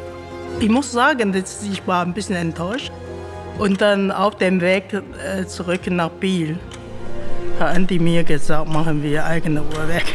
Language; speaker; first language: German; non-native, fluent; Chinese